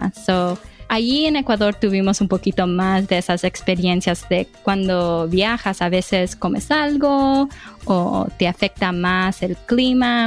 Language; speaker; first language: Spanish; early bilingual, heritage; Spanish